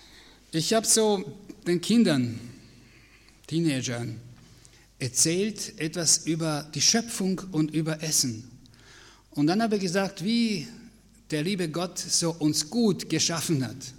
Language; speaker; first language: German; non-native, fluent; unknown